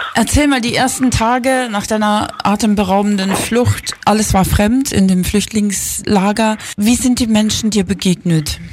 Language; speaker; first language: German; native; German